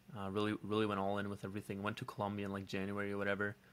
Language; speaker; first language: English; non-native, fluent; Dutch